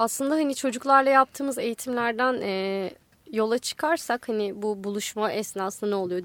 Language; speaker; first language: Turkish; native; Turkish